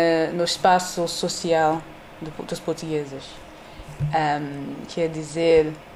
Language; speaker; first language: Portuguese; non-native, learner; English